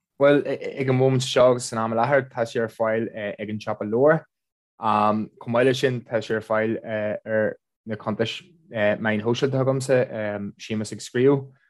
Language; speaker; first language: Irish; non-native, local second language; English